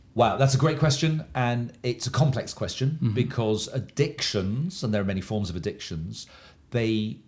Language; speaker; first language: English; native; English